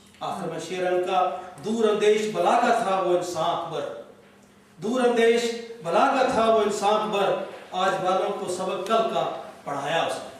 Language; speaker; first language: Urdu; non-native, local second language; Punjabi